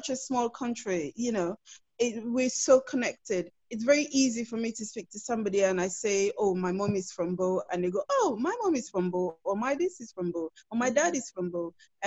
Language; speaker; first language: English; non-native, local second language; Krio